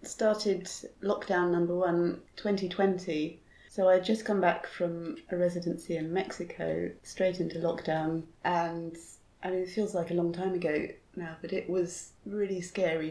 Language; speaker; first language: English; native; English